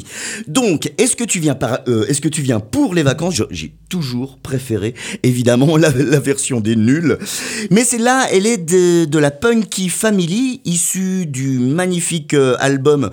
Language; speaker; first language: French; native; French